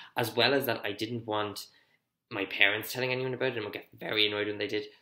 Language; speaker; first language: English; native; English